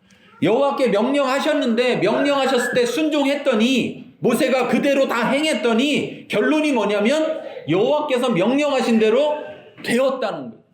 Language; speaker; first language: Korean; native; Korean